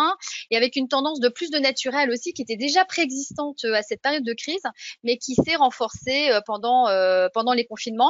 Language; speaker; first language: French; native; French